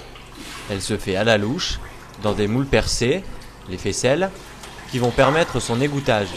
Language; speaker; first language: French; native; French